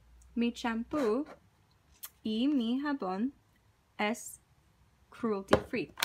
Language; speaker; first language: Spanish; non-native, learner; English